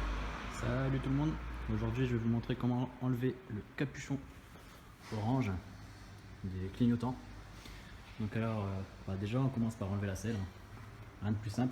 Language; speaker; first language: French; native; French